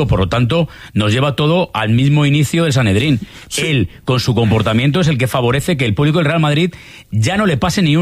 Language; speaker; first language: Spanish; native; Spanish